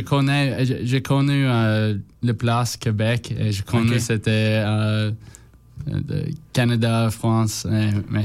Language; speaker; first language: French; non-native, learner; English